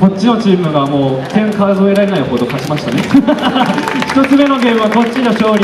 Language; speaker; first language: Japanese; non-native, fluent; French